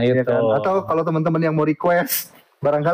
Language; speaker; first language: Indonesian; native; Indonesian